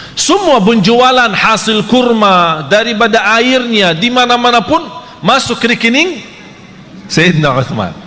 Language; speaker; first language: Malay; non-native, fluent; Arabic